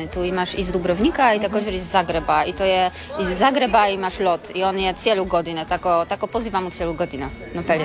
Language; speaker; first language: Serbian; non-native, learner; Polish